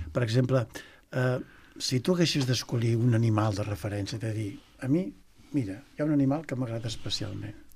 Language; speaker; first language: Catalan; native; Catalan